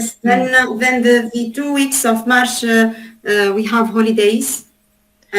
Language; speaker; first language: English; non-native, learner; Arabic